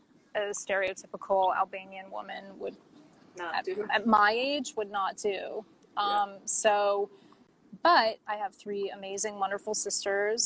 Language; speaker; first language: English; native; English